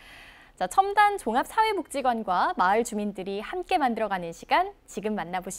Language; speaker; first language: Korean; native; Korean